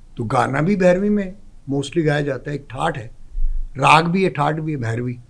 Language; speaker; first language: Urdu; non-native, local second language; Pashto